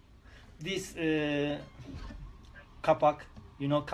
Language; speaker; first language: English; non-native, learner; Turkish